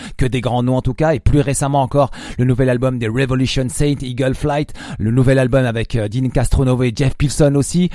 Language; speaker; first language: French; native; French